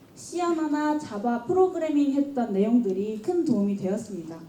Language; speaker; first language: Korean; native; Korean